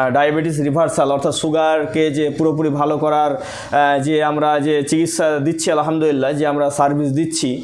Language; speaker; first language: Bangla; native; Bangla